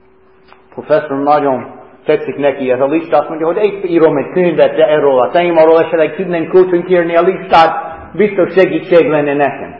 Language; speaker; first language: Hungarian; non-native, fluent; English